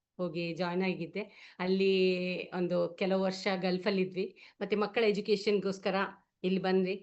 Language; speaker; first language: Kannada; native; Kannada